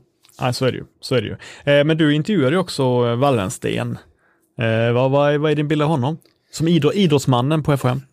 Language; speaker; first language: Swedish; native; Swedish